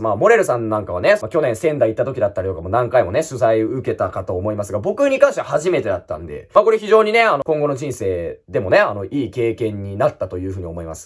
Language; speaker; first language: Japanese; native; Japanese